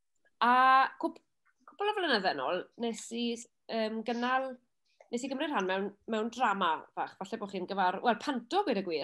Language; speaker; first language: Welsh; native; Welsh